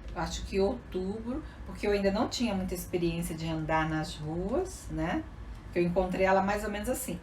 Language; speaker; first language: Portuguese; native; Portuguese